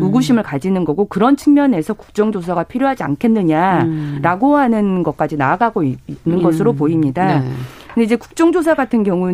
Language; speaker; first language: Korean; native; Korean